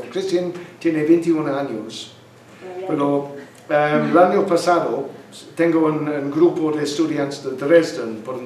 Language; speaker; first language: Spanish; non-native, learner; English